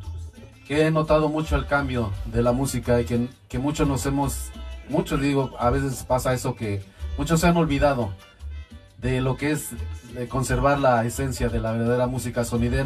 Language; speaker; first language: Spanish; native; Spanish